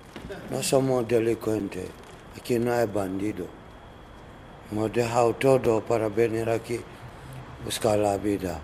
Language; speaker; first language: Spanish; non-native, learner; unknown